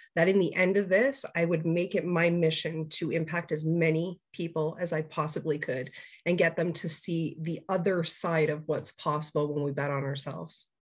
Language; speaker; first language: English; native; English